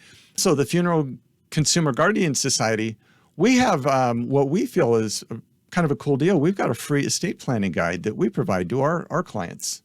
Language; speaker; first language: English; native; English